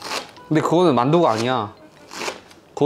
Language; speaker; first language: Korean; native; Korean